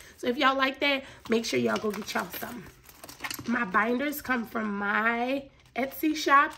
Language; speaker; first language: English; native; English